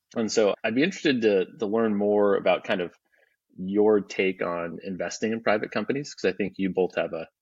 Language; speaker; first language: English; native; English